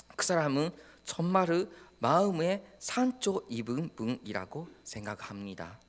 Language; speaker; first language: Korean; non-native, fluent; Japanese